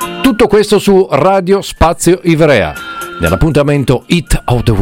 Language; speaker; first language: Italian; native; Italian